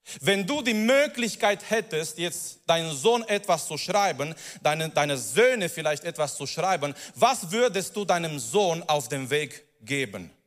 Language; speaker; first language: German; non-native, fluent; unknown